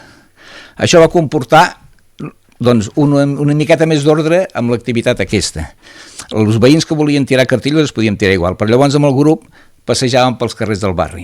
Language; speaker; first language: Catalan; native; Catalan